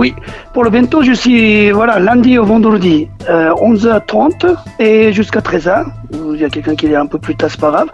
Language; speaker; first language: French; non-native, learner; Japanese